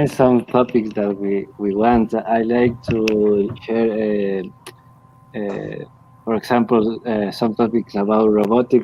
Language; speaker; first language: English; non-native, learner; Spanish